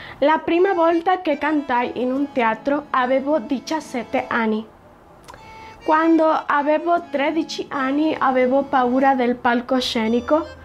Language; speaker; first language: Italian; non-native, learner; Spanish